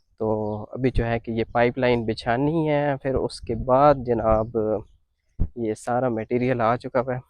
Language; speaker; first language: Urdu; non-native, local second language; Punjabi